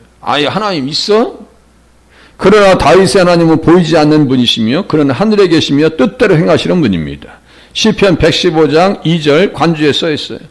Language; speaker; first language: Korean; native; Korean